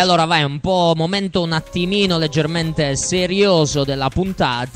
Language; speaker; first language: Italian; native; Italian